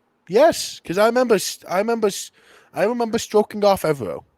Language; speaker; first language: English; native; English